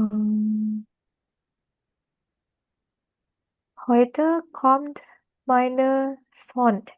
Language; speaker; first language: German; non-native, learner; Indonesian